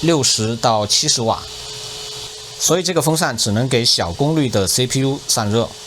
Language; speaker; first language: Chinese; native; Chinese